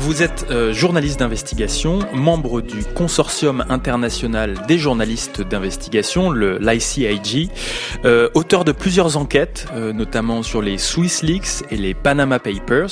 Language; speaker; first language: French; native; French